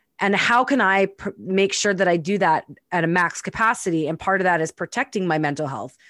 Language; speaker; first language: English; native; English